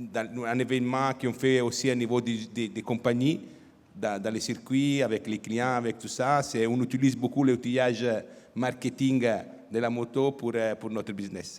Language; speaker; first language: French; non-native, fluent; Italian